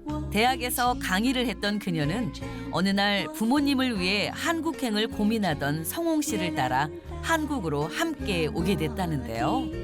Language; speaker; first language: Korean; native; Korean